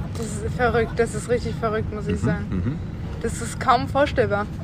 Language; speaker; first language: German; native; German